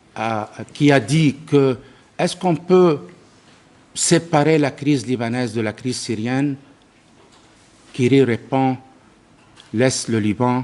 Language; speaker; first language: French; non-native, local second language; Arabic